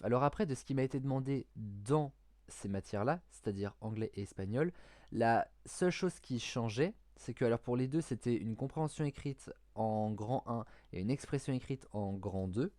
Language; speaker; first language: French; native; French